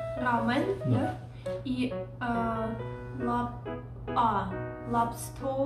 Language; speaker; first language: Russian; native; Russian